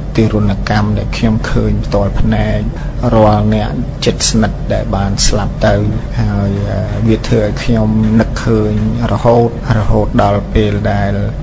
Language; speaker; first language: Khmer; native; Khmer